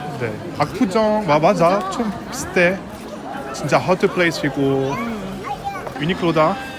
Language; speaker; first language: Korean; non-native, learner; French